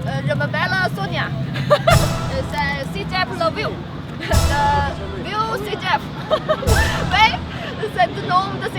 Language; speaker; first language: French; non-native, learner; Chinese